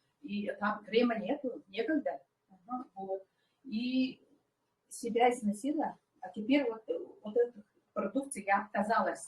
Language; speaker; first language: Russian; non-native, local second language; Yakut